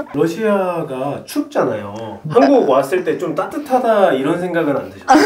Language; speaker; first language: Korean; native; Korean